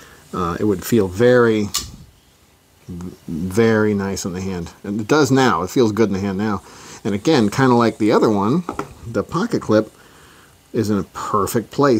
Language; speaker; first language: English; native; English